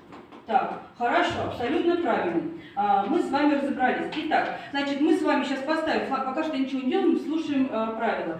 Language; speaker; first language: Russian; native; Russian